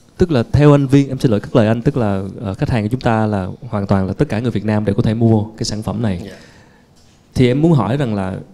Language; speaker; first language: Vietnamese; native; Vietnamese